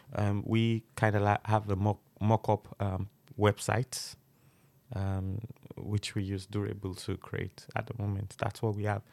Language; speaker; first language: English; non-native, local second language; Yoruba